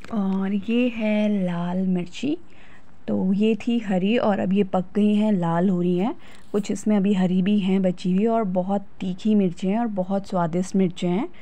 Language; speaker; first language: Hindi; native; Hindi